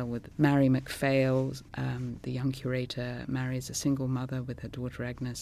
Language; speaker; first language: English; non-native, local second language; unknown